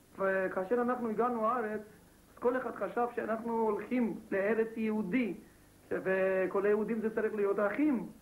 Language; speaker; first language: Hebrew; non-native, fluent; Georgian